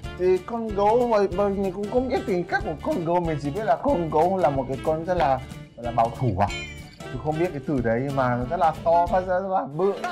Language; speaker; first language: Vietnamese; non-native, fluent; Yoruba